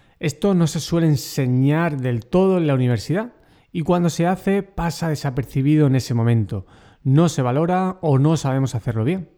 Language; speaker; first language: Spanish; native; Spanish